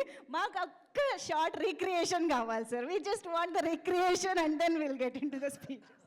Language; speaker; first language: Telugu; native; Telugu